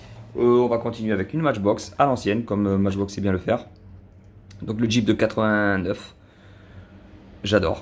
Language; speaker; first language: French; native; French